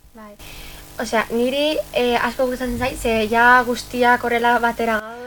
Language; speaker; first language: Basque; non-native, local second language; Spanish